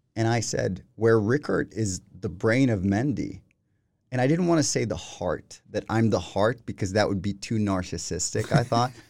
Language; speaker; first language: English; non-native, fluent; Spanish